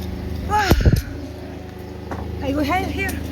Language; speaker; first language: English; non-native, learner; French